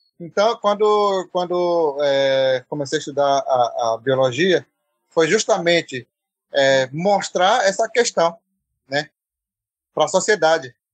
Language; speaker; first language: Portuguese; non-native, local second language; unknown